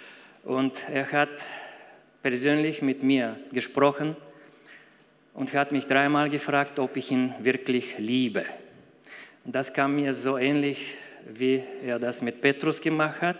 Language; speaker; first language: German; non-native, fluent; Bulgarian